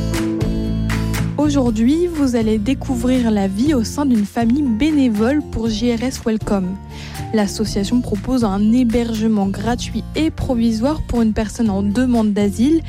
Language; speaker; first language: French; native; French